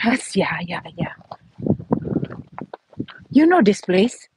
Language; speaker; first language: English; non-native, learner; Filipino